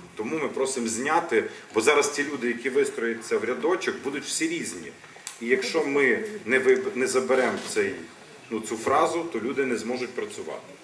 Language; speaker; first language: Ukrainian; native; Ukrainian